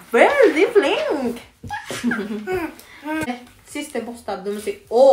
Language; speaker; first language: Norwegian; non-native, learner; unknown